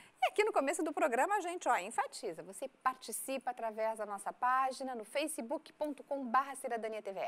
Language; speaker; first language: Portuguese; native; Portuguese